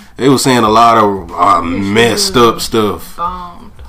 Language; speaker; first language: English; native; English